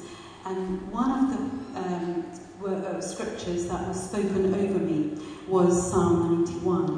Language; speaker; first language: English; non-native, local second language; Urdu